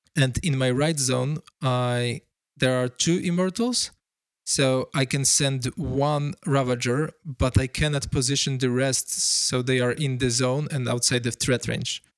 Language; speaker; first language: English; non-native, fluent; Polish